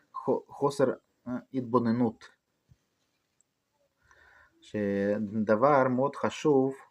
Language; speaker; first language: Hebrew; non-native, fluent; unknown